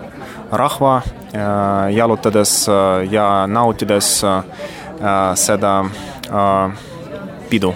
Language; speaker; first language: Estonian; non-native, learner; Russian